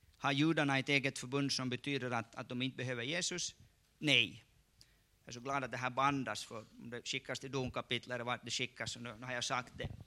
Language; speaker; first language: Swedish; native; Swedish